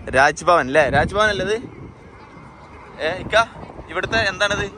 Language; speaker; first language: English; non-native, local second language; Malayalam